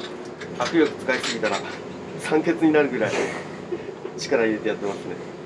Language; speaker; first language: Japanese; native; Japanese